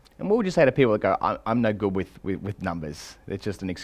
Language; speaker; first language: English; native; English